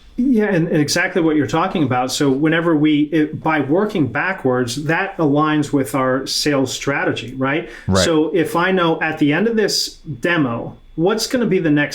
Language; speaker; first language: English; native; English